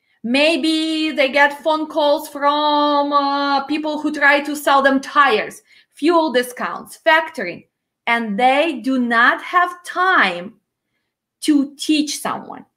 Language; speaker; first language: English; non-native, fluent; Ukrainian